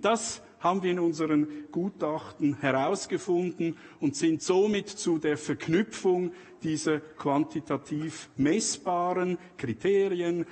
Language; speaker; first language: German; native; German